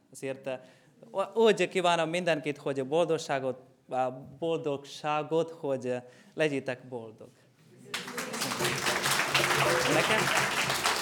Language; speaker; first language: Hungarian; non-native, learner; Malayalam